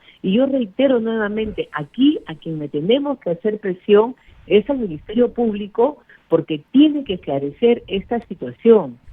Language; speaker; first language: Spanish; native; Spanish